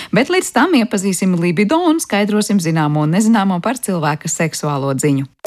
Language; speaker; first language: Latvian; native; Latvian